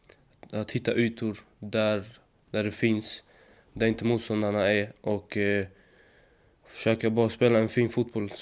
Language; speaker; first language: Swedish; native; Swedish